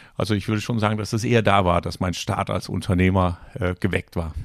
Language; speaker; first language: German; non-native, fluent; Danish